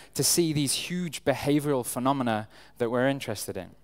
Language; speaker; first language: English; native; English